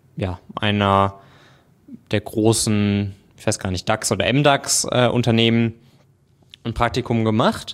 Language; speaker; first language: German; native; German